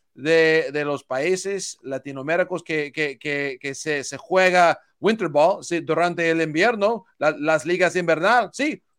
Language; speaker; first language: Spanish; non-native, learner; English